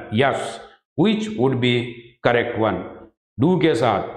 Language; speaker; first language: Hindi; non-native, local second language; Marathi